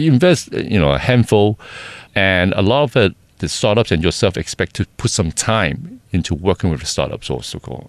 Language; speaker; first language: English; non-native, local second language; Cantonese